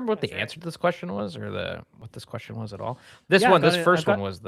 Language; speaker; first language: English; native; English